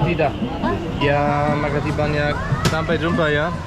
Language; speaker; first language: Indonesian; non-native, learner; German